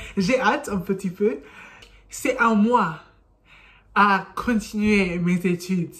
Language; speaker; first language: French; non-native, learner; English